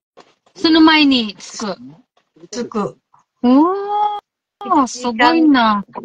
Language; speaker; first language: Japanese; non-native, local second language; Filipino